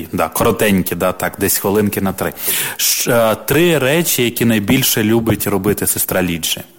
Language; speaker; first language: Ukrainian; native; Ukrainian